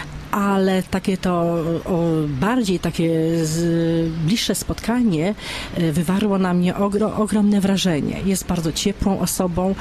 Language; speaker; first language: Polish; native; Polish